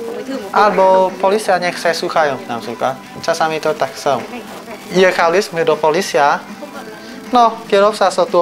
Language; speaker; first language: Polish; non-native, learner; Vietnamese